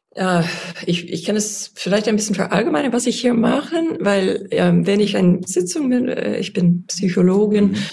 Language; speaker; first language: German; non-native, fluent; English